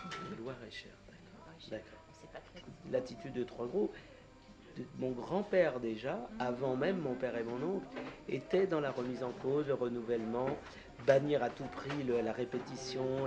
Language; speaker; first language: French; native; French